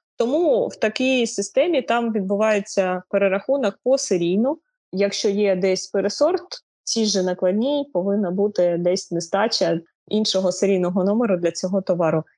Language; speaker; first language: Ukrainian; non-native, local second language; Russian